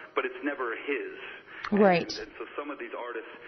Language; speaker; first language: English; native; English